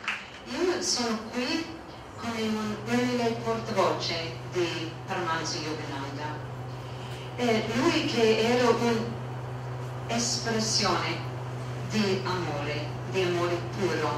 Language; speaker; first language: Italian; non-native, fluent; English